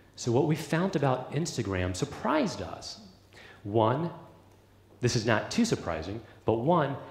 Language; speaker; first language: English; native; English